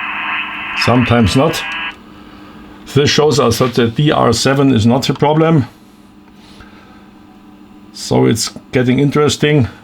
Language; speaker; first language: English; non-native, fluent; German